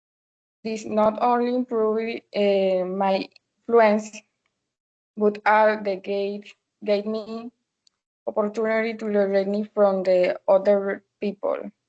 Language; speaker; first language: English; non-native, learner; Spanish